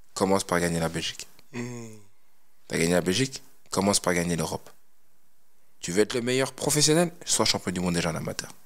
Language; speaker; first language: French; native; French